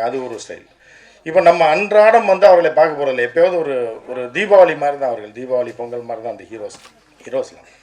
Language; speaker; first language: Tamil; native; Tamil